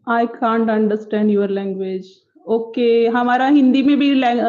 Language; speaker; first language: Hindi; non-native, local second language; Marathi